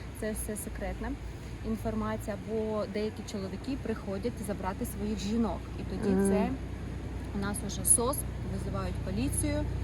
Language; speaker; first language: Ukrainian; non-native, local second language; Russian